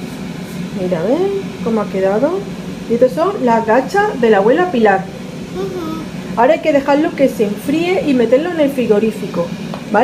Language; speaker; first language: Spanish; native; Spanish